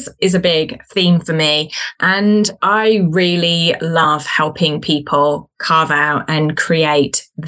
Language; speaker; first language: English; native; English